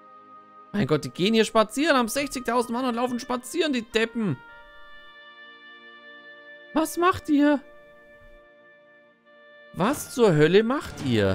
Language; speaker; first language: German; native; German